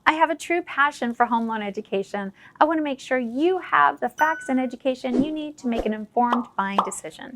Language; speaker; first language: English; native; English